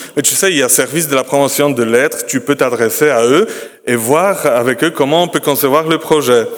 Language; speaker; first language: French; non-native, fluent; Polish